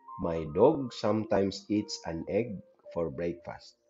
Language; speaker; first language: English; non-native, learner; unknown